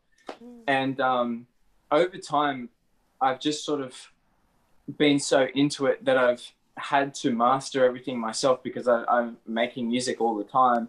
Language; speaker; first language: English; native; English